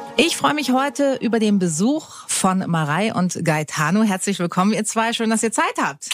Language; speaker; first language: German; native; German